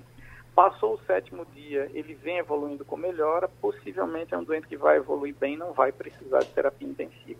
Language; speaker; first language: Portuguese; native; Portuguese